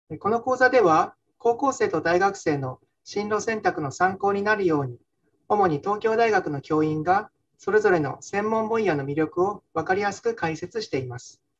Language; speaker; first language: Japanese; native; Japanese